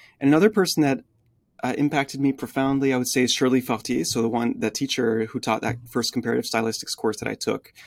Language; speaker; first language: English; early bilingual, other home language; French